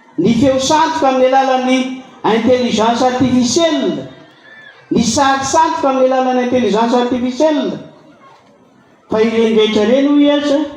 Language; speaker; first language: Malagasy; native; Malagasy